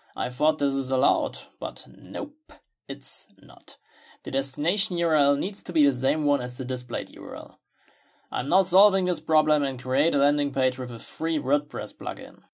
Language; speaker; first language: English; non-native, fluent; German